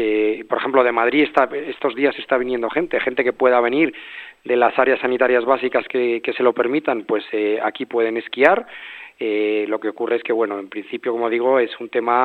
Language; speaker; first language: Spanish; native; Spanish